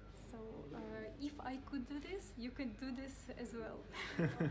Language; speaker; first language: English; non-native, fluent; Russian